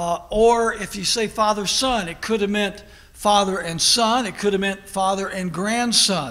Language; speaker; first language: English; native; English